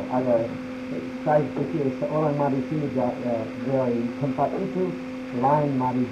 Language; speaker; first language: Indonesian; non-native, learner; English